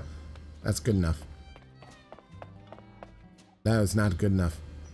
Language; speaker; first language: English; native; English